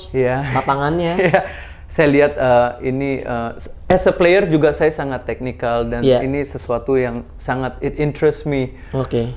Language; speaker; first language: Indonesian; early bilingual, other home language; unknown